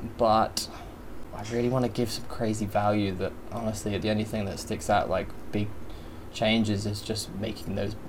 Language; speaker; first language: English; native; English